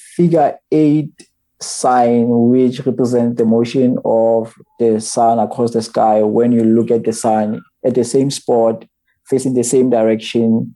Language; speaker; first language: English; non-native, local second language; Southern Sotho